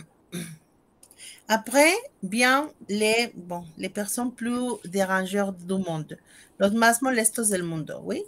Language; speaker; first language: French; non-native, fluent; Spanish